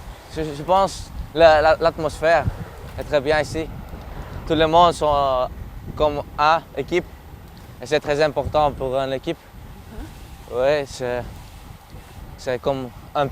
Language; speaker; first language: French; non-native, learner; Dutch